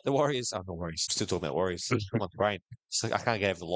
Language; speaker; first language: English; native; English